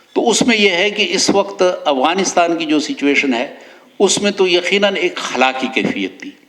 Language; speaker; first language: Urdu; non-native, local second language; Pashto